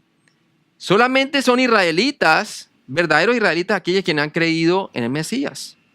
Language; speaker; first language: Spanish; native; Spanish